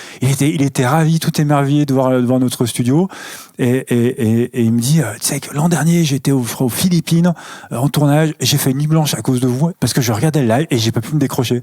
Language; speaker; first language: French; native; French